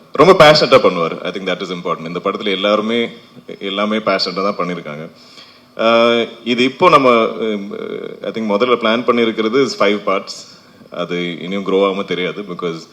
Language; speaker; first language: Tamil; non-native, fluent; Malayalam